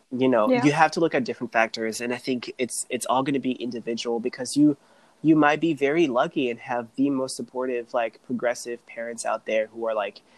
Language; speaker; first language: English; non-native, fluent; Rundi